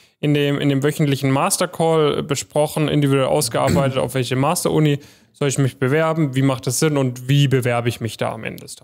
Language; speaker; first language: German; native; German